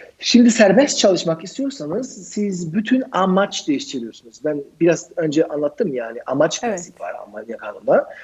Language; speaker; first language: Turkish; non-native, fluent; German